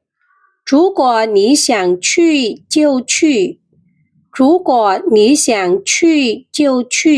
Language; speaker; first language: Chinese; non-native, fluent; Khmer